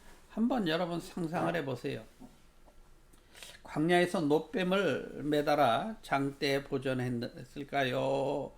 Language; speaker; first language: Korean; native; Korean